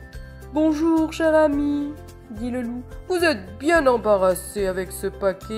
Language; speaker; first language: French; native; French